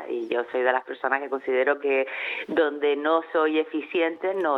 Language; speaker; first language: Spanish; native; Spanish